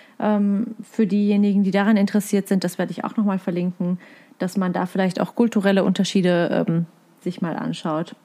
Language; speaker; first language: German; native; German